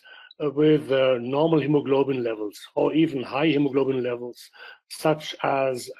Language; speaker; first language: English; non-native, fluent; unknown